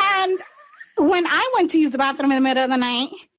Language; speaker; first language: English; native; English